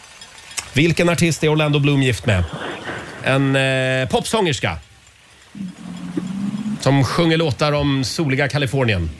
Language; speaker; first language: Swedish; native; Swedish